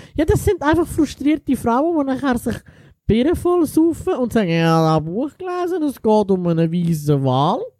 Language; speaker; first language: German; early bilingual, other home language; Italian